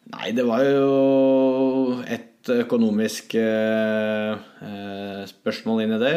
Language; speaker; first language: Norwegian; native; Norwegian